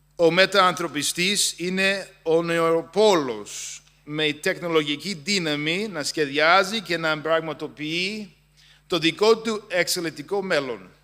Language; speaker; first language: Greek; non-native, fluent; English